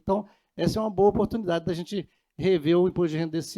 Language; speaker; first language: Portuguese; native; Portuguese